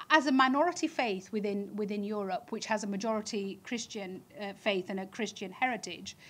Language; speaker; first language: English; native; English